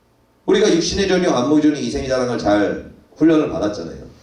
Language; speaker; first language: Korean; native; Korean